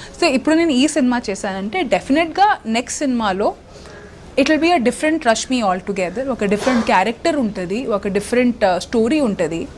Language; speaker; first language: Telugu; non-native, local second language; Hindi